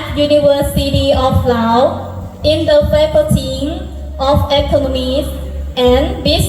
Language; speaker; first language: English; non-native, learner; Lao